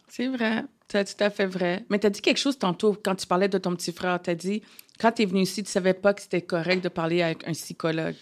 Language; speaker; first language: French; non-native, local second language; Haitian Creole